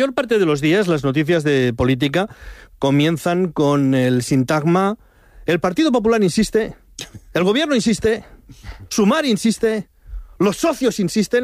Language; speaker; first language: Spanish; native; Spanish